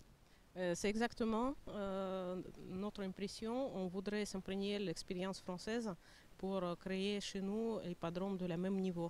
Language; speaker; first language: French; non-native, fluent; Russian